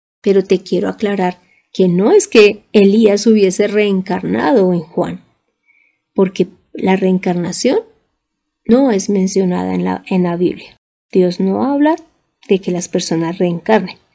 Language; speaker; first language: Spanish; native; Spanish